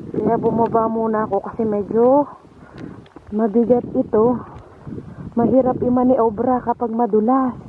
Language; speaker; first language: Filipino; non-native, local second language; Pampanga